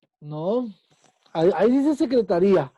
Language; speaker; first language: Spanish; native; Spanish